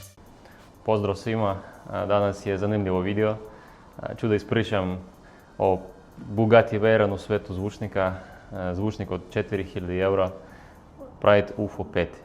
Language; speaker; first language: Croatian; non-native, fluent; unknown